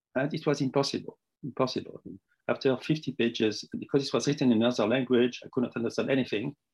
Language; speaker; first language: English; non-native, fluent; French